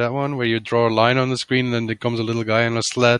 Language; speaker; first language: English; non-native, fluent; Dutch